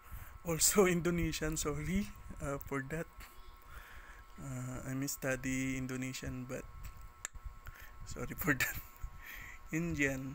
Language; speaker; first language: English; non-native, learner; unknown